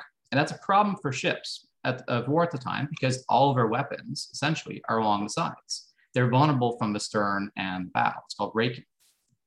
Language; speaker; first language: English; native; English